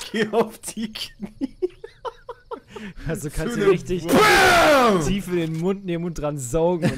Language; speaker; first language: German; native; German